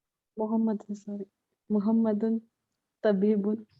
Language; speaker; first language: Arabic; non-native, learner; Urdu